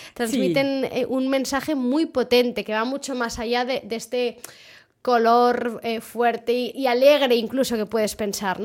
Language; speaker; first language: Spanish; non-native, local second language; Catalan